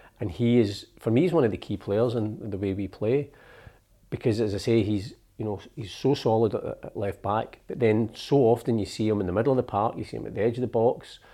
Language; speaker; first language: English; native; English